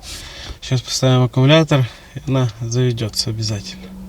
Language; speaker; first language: Russian; native; Russian